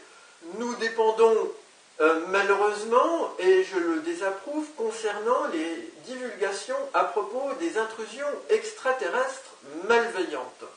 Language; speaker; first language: French; native; French